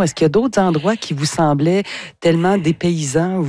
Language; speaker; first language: French; native; French